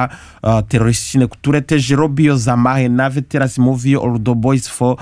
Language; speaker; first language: Polish; non-native, learner; Kinyarwanda